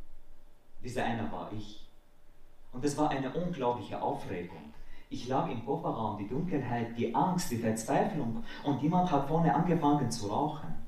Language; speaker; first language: German; non-native, fluent; Arabic